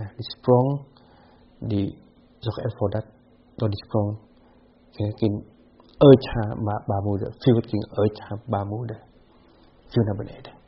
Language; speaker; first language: Dutch; non-native, fluent; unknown